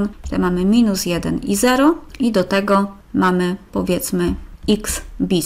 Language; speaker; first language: Polish; native; Polish